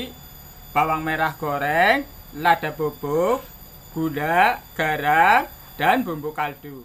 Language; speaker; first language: Indonesian; non-native, local second language; Javanese